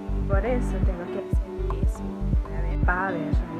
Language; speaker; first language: Spanish; non-native, learner; English